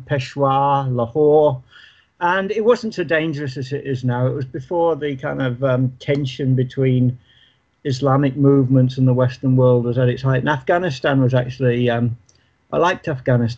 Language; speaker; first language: English; native; English